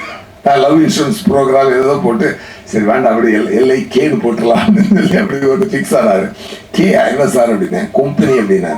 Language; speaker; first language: Tamil; native; Tamil